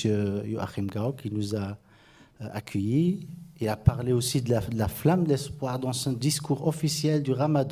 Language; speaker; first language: French; non-native, fluent; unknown